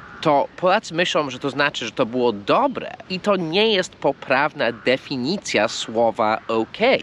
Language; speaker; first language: Polish; non-native, fluent; English